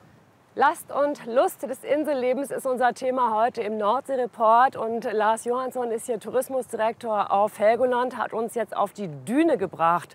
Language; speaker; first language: German; native; German